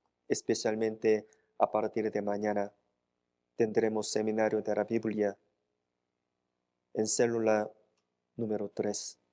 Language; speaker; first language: Spanish; non-native, fluent; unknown